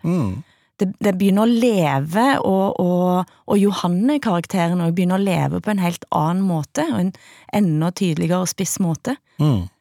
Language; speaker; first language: Norwegian; native; Norwegian